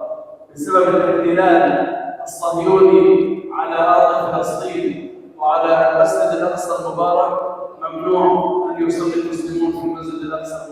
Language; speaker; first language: Arabic; native; Arabic